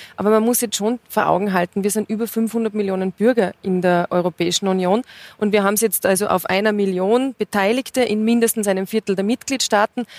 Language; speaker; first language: German; native; German